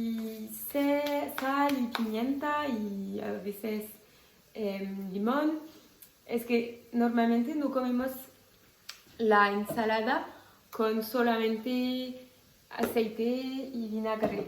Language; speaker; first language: Spanish; non-native, fluent; French